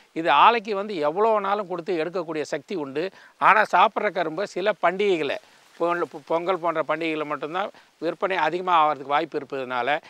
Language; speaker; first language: Tamil; native; Tamil